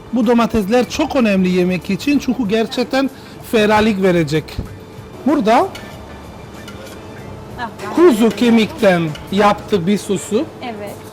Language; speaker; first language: Turkish; non-native, learner; Italian